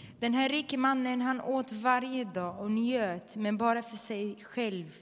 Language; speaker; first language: Swedish; non-native, fluent; Arabic